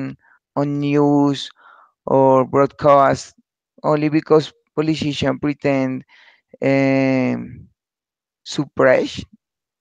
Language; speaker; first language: English; non-native, learner; Spanish